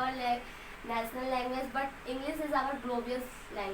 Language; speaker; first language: English; non-native, learner; Hindi